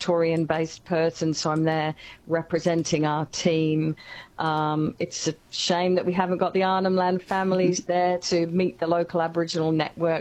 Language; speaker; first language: English; native; English